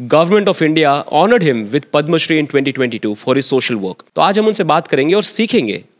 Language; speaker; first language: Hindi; non-native, local second language; Gujarati